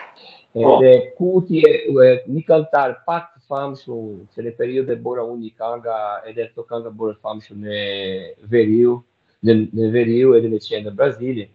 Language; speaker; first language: Albanian; non-native, learner; Portuguese